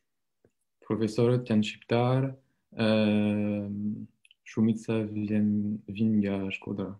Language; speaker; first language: Albanian; non-native, learner; French